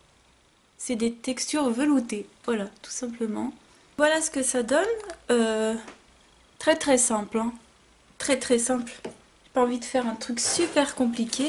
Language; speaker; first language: French; native; French